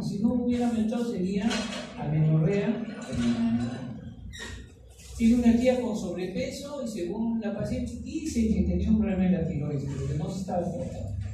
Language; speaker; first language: Spanish; native; Spanish